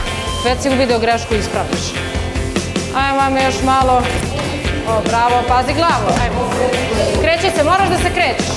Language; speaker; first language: Serbian; native; Serbian